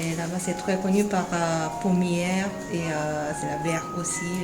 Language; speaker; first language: French; non-native, learner; Japanese